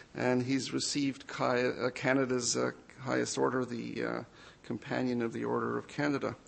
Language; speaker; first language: English; native; English